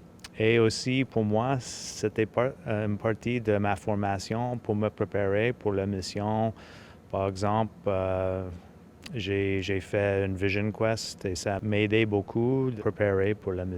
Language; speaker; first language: French; non-native, local second language; English